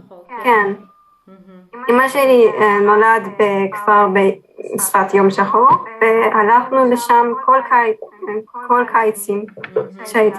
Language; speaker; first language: Hebrew; non-native, learner; Turkish